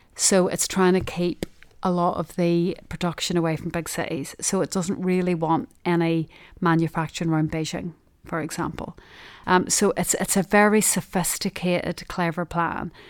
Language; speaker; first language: English; native; English